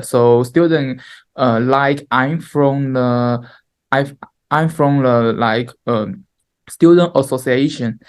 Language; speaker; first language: English; non-native, learner; Chinese